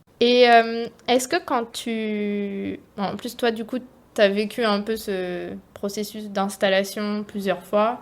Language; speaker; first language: French; native; French